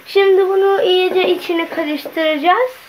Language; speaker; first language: Turkish; non-native, learner; Urdu